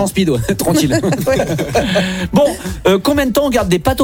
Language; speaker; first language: French; native; French